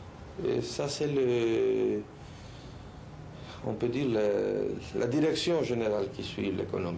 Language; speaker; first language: French; non-native, fluent; Spanish